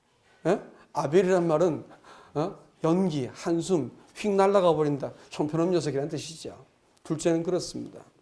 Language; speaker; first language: Korean; native; Korean